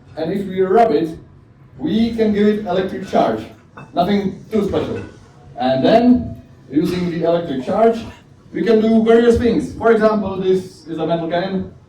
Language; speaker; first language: English; non-native, fluent; Czech